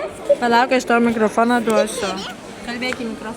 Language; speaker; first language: Lithuanian; native; Lithuanian